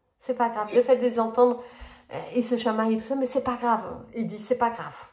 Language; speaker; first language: French; native; French